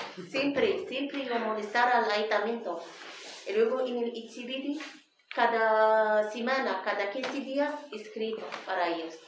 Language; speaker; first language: Spanish; non-native, learner; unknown